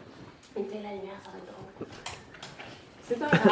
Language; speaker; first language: French; native; French